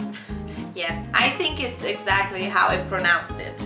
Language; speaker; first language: English; non-native, fluent; Italian